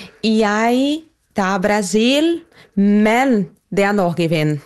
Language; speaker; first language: Norwegian; non-native, learner; Portuguese